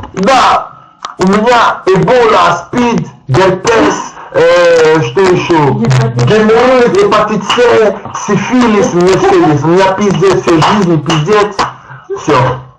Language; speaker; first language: Russian; non-native, learner; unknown